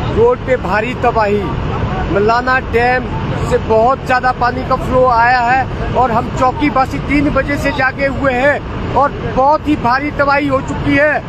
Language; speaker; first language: Hindi; native; Hindi